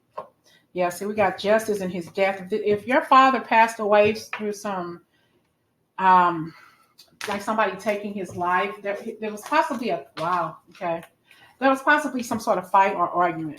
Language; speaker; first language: English; native; English